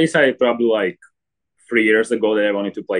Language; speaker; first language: English; non-native, fluent; Slovak